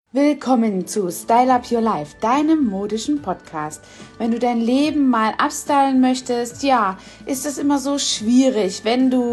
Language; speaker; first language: German; native; German